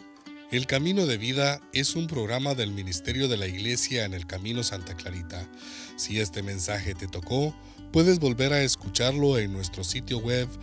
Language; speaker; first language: Spanish; native; Spanish